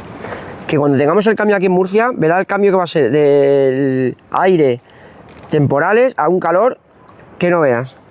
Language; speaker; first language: Spanish; native; Spanish